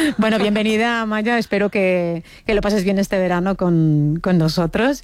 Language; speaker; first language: Spanish; native; Spanish